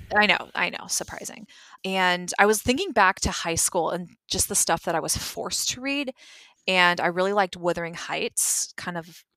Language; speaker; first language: English; native; English